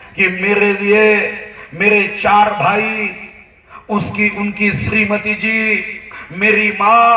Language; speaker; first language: Hindi; non-native, local second language; Marathi